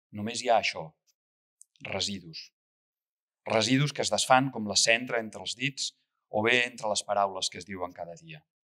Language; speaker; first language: Catalan; native; Catalan